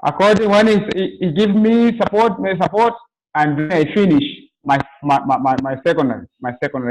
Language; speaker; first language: English; non-native, local second language; Swahili